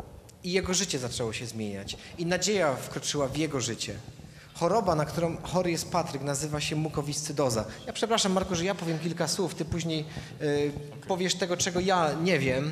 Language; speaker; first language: Polish; native; Polish